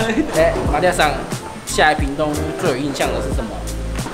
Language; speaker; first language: Chinese; native; Chinese